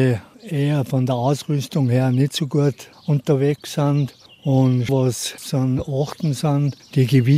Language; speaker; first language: German; native; German